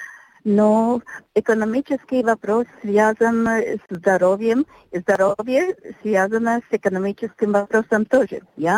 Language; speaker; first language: Russian; non-native, local second language; Latvian